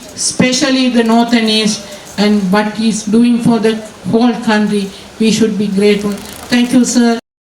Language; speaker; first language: English; non-native, local second language; Tamil